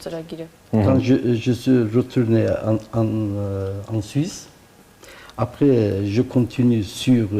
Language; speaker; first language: French; non-native, learner; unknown